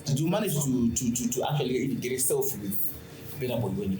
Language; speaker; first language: English; non-native, local second language; Shona